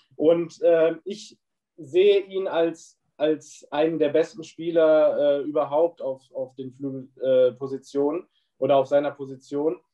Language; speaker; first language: German; native; German